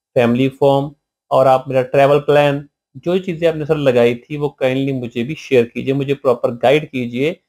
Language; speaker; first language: Hindi; non-native, local second language; Punjabi